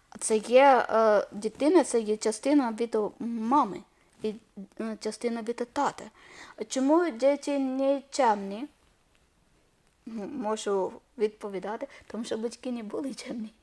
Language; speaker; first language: Ukrainian; non-native, learner; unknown